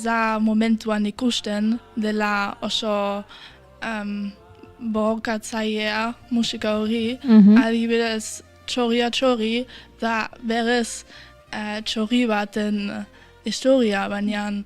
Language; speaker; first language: Basque; early bilingual, heritage; Basque